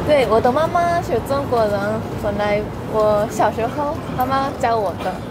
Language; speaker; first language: Chinese; early bilingual, heritage; Japanese